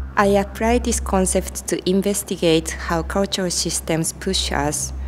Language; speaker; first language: English; non-native, fluent; Japanese